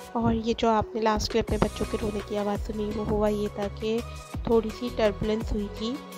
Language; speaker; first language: Urdu; native; Urdu